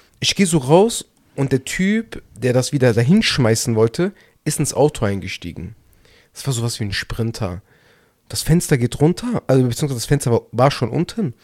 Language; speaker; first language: German; early bilingual, other home language; Turkish